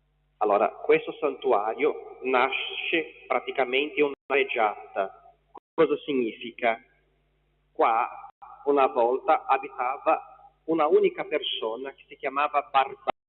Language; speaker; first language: Italian; non-native, fluent; Portuguese